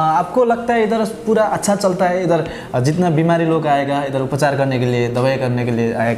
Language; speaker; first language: Hindi; non-native, learner; Nepali